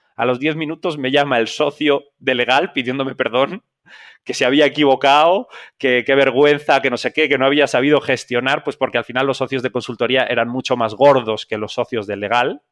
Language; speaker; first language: Spanish; native; Spanish